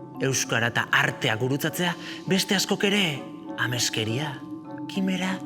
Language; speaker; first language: Basque; native; Basque